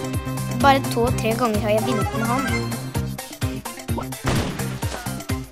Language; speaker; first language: Norwegian; early bilingual, other home language; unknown